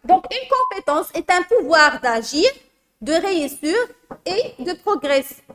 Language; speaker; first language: French; non-native, local second language; Arabic